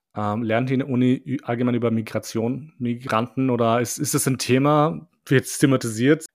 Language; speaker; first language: German; early bilingual, other home language; Albanian